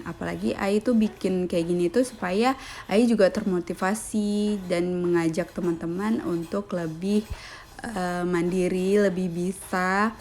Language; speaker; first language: Indonesian; native; Indonesian